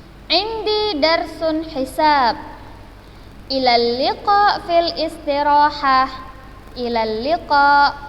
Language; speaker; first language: Arabic; non-native, fluent; Indonesian